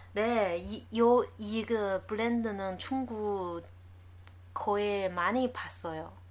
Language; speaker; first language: Korean; non-native, learner; Chinese